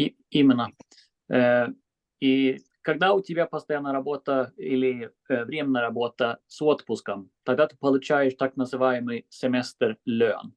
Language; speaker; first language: Russian; non-native, fluent; Swedish